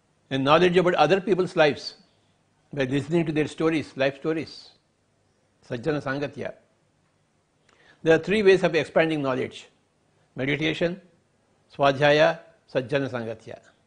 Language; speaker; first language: English; non-native, local second language; Telugu